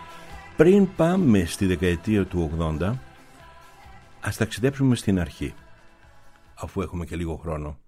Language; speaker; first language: Greek; native; Greek